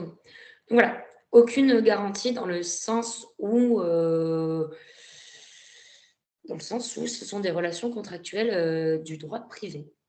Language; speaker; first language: French; native; French